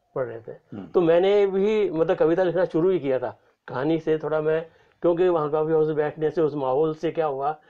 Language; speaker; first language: Hindi; native; Hindi